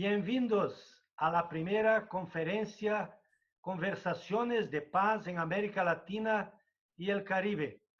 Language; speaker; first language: Spanish; non-native, fluent; Portuguese